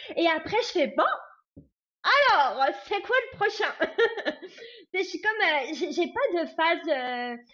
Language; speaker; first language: French; native; French